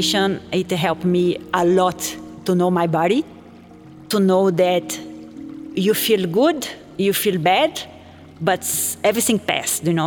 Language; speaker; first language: English; non-native, fluent; Portuguese